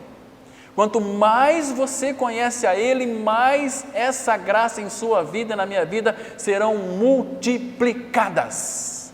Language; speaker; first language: Portuguese; native; Portuguese